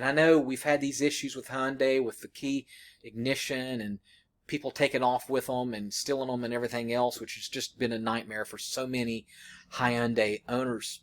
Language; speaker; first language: English; native; English